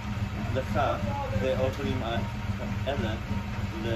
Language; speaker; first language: Hebrew; non-native, learner; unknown